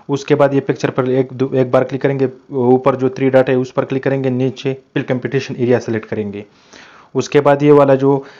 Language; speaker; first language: Urdu; non-native, local second language; Pashto